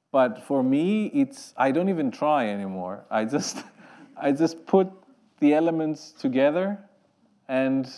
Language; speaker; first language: English; non-native, fluent; Greek